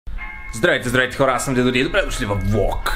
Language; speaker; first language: Bulgarian; native; Bulgarian